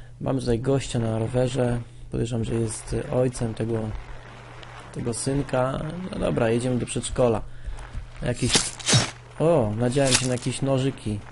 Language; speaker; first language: Polish; native; Polish